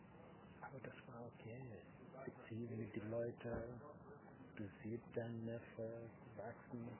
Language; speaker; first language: German; non-native, learner; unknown